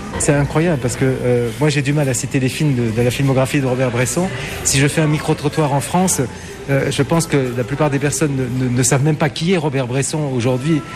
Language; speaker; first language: French; native; French